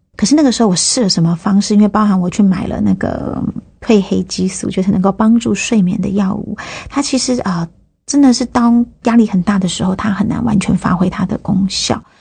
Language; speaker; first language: Chinese; native; Chinese